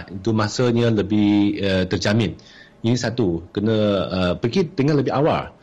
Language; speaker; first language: Malay; non-native, fluent; Chinese